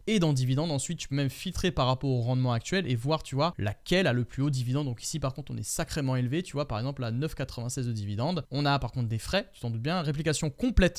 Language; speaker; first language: French; native; French